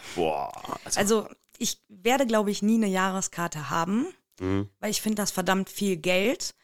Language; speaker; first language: German; native; German